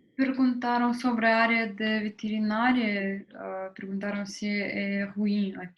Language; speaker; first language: Portuguese; non-native, fluent; Russian